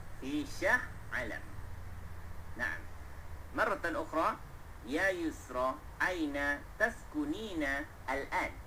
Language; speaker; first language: Arabic; non-native, fluent; Malay